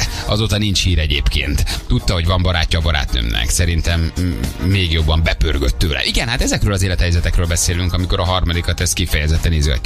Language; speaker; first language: Hungarian; native; Hungarian